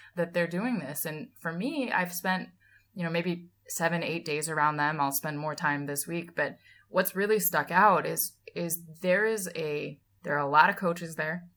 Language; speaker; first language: English; native; English